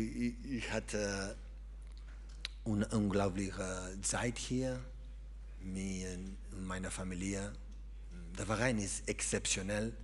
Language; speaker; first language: German; non-native, learner; Catalan